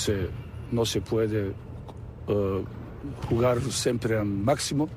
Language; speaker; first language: Spanish; non-native, fluent; Serbian